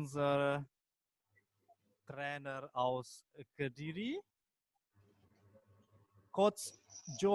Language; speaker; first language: German; non-native, fluent; Indonesian